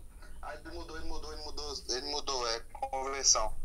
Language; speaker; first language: Portuguese; native; Portuguese